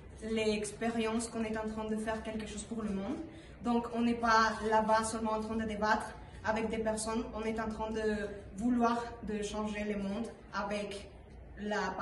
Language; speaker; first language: French; non-native, fluent; Spanish